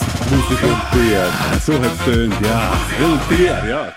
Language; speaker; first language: German; native; German